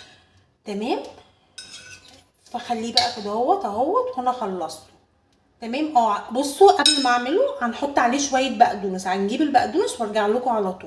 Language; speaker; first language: Arabic; native; Arabic